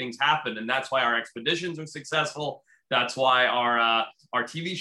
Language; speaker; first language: English; native; English